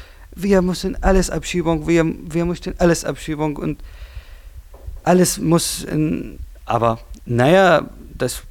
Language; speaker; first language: German; non-native, learner; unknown